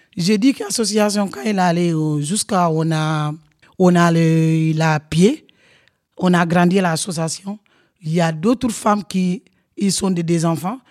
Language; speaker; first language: French; non-native, local second language; Wolof